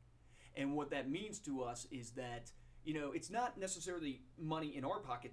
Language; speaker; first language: English; native; English